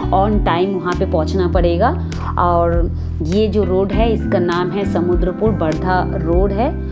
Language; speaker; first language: Hindi; non-native, local second language; Marathi